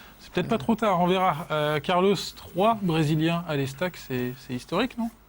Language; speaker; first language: French; native; French